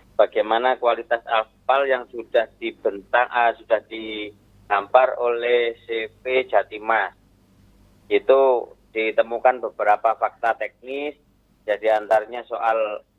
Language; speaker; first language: Indonesian; native; Indonesian